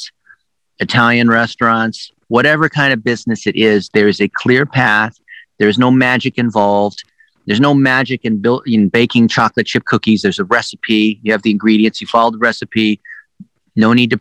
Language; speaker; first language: English; early bilingual, other home language; Chinese